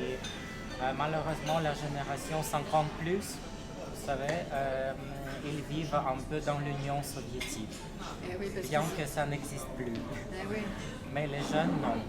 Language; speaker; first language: French; non-native, fluent; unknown